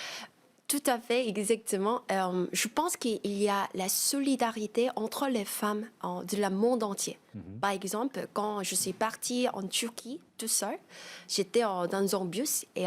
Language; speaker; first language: French; non-native, fluent; Korean